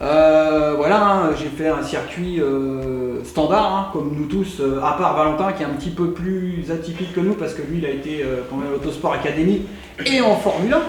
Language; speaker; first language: French; native; French